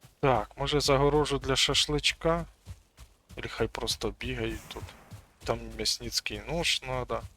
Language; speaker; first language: Ukrainian; non-native, local second language; Russian